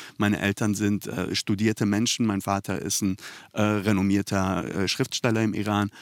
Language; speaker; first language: German; early bilingual, other home language; Persian